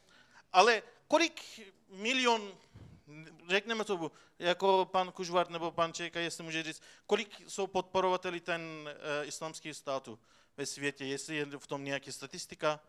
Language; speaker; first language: Czech; non-native, fluent; Turkish